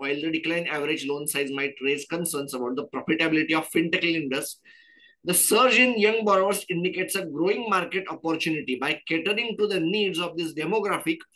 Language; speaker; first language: English; non-native, local second language; Marathi